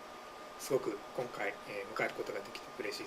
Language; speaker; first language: Japanese; native; Japanese